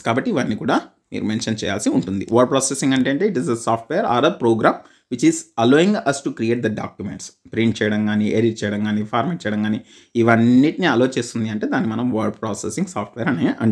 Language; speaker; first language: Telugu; native; Telugu